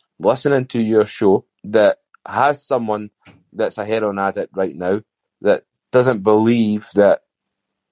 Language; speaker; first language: English; native; English